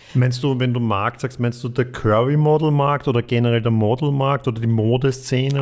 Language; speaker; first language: German; native; German